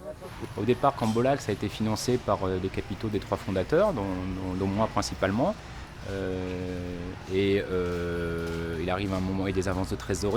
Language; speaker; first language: French; native; French